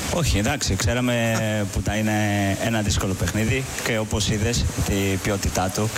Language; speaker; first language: Greek; non-native, fluent; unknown